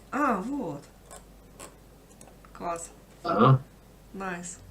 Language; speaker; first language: Russian; native; Russian